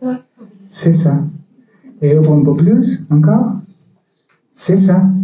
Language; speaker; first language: French; non-native, learner; Spanish